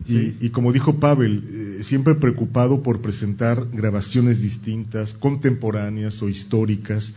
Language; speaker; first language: Spanish; native; Spanish